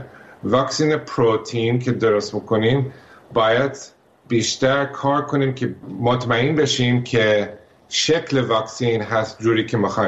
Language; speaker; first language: Persian; early bilingual, heritage; Persian